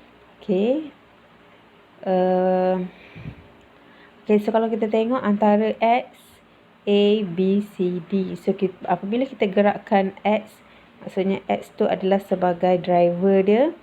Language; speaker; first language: Malay; native; Malay